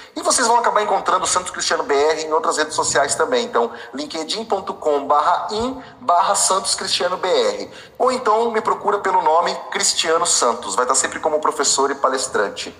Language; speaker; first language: Portuguese; native; Portuguese